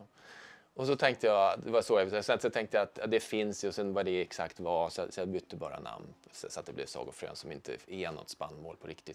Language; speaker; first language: Swedish; native; Swedish